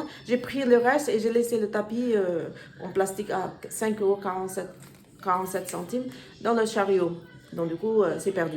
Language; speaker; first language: French; non-native, learner; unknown